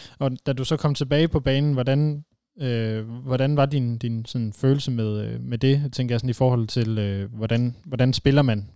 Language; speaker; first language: Danish; native; Danish